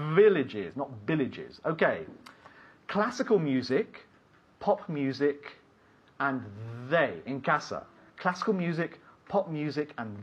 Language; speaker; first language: English; non-native, fluent; Spanish